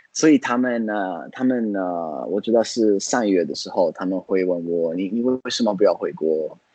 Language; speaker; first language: Chinese; non-native, fluent; Italian